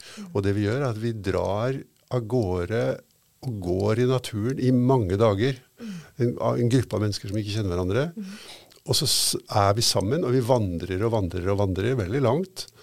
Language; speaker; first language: Norwegian; native; Norwegian